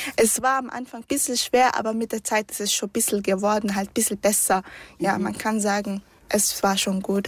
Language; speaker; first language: German; early bilingual, other home language; Arabic